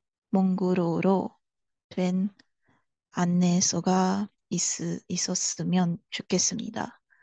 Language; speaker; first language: Korean; non-native, learner; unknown